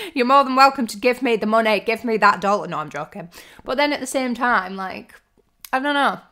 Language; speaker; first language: English; native; English